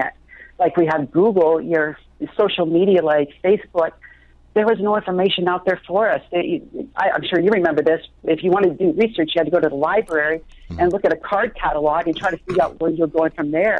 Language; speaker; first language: English; native; English